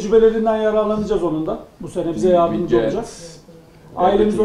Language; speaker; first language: Turkish; native; Turkish